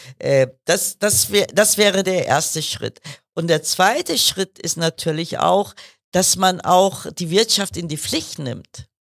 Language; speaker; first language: German; early bilingual, other home language; Kurdish